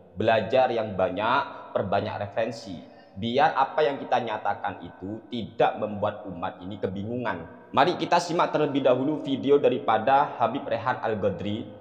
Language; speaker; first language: Indonesian; non-native, local second language; Madurese